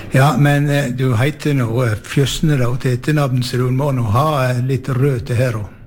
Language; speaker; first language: Norwegian; native; Norwegian